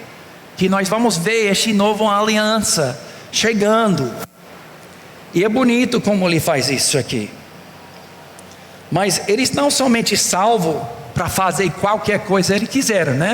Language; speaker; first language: Portuguese; non-native, fluent; English